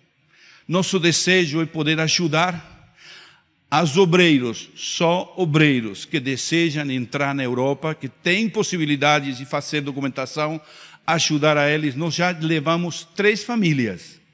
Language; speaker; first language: Portuguese; non-native, fluent; Spanish